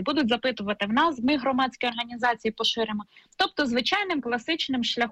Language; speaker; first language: Ukrainian; native; Ukrainian